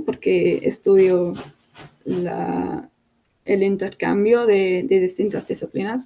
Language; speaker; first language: Spanish; non-native, fluent; English